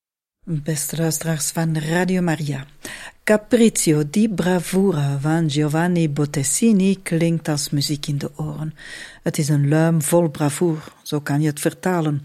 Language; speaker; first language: Dutch; native; Dutch